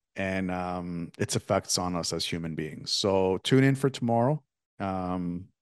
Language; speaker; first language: English; native; English